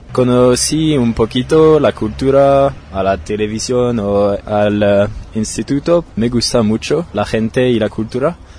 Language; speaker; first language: Spanish; non-native, learner; French